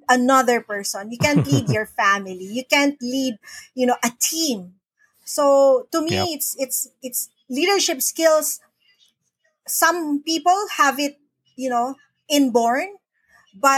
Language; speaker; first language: English; non-native, local second language; Filipino